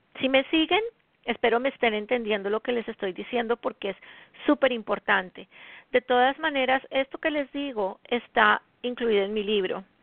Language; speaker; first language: Spanish; native; Spanish